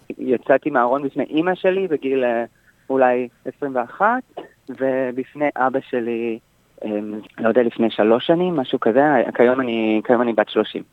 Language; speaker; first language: Hebrew; native; Hebrew